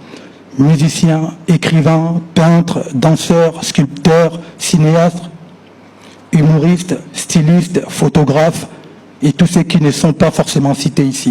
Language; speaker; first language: French; non-native, local second language; Lingala